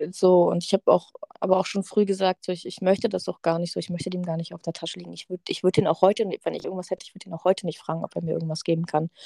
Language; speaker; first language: German; native; German